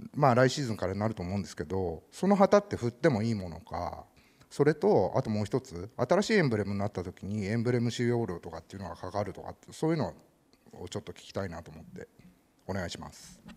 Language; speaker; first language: Japanese; native; Japanese